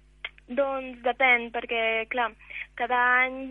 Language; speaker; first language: Catalan; early bilingual, heritage; Catalan